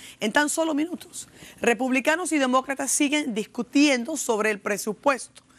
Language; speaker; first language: Spanish; early bilingual, heritage; Spanish